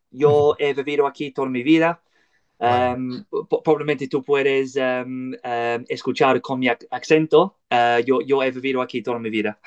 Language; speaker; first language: Spanish; non-native, learner; English